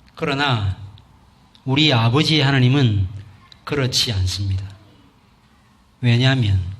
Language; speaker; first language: Korean; native; Korean